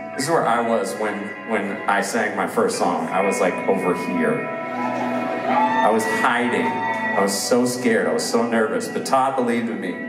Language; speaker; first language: English; native; English